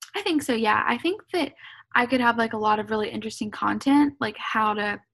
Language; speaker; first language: English; native; English